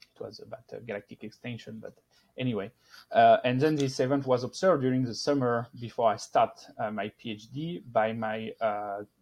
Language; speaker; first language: English; non-native, fluent; French